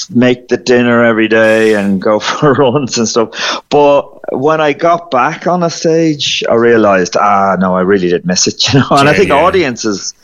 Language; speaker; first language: English; native; English